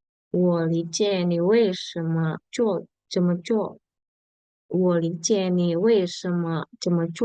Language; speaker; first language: Chinese; non-native, fluent; Indonesian